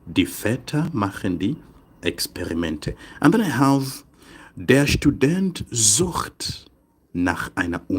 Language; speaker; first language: German; non-native, fluent; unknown